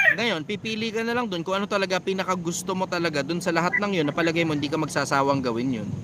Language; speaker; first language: Filipino; native; Filipino